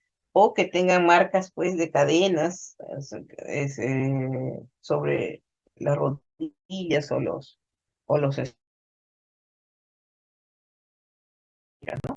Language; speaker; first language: Spanish; native; Spanish